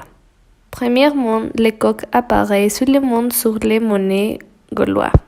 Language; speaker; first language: French; non-native, learner; Spanish